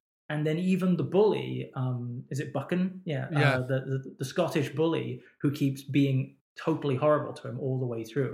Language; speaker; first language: English; native; English